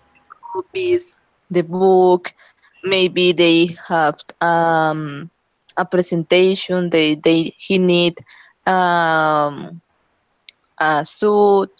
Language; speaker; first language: English; non-native, learner; Spanish